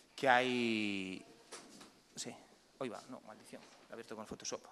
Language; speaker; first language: Spanish; native; Spanish